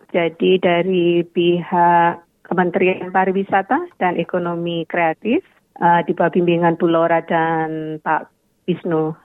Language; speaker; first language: Indonesian; native; Indonesian